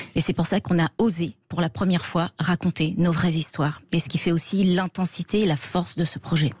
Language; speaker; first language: French; native; French